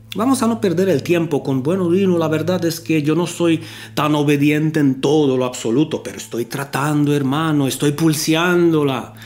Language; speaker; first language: Spanish; non-native, fluent; Romanian